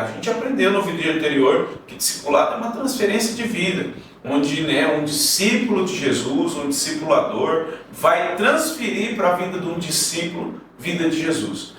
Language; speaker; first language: Portuguese; native; Portuguese